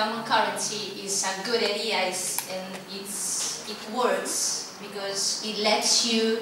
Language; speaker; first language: English; non-native, fluent; Italian